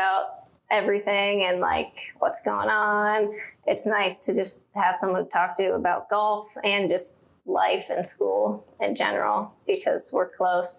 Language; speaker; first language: English; native; English